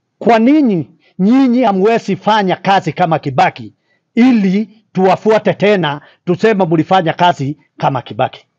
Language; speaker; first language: Swahili; non-native, local second language; Kikuyu